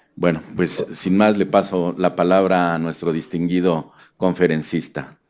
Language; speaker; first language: Spanish; native; Spanish